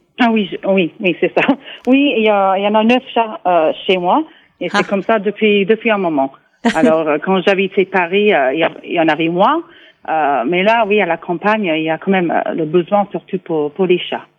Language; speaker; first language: French; non-native, fluent; English